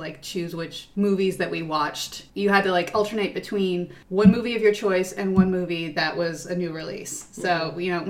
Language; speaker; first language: English; native; English